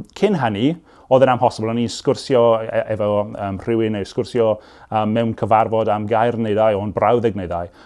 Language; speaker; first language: Welsh; non-native, local second language; English